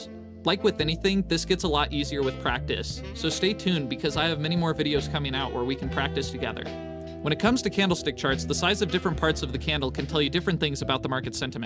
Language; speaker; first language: English; native; English